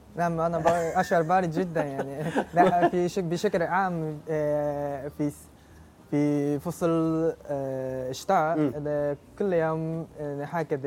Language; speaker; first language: Arabic; non-native, learner; Japanese